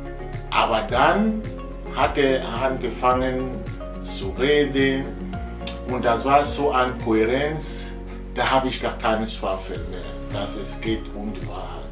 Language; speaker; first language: German; non-native, fluent; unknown